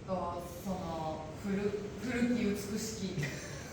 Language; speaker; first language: Japanese; native; Japanese